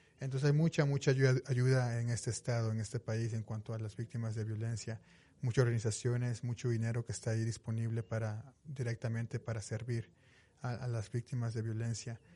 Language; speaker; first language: Spanish; native; Spanish